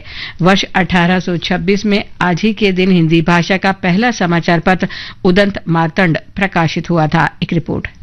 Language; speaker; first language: Hindi; native; Hindi